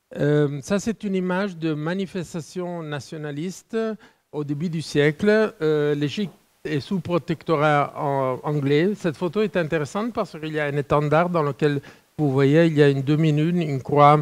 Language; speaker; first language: French; non-native, fluent; Italian